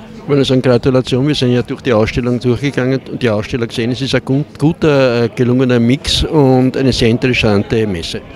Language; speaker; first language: German; native; German